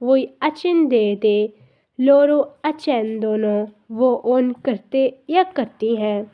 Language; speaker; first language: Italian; non-native, fluent; Urdu